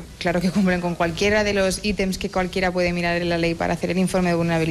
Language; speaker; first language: Spanish; native; Spanish